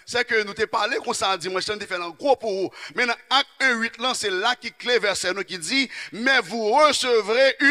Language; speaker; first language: French; non-native, local second language; Haitian Creole